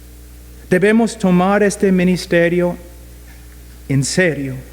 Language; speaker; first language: Spanish; non-native, fluent; English